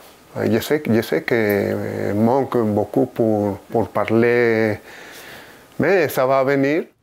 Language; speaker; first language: French; non-native, learner; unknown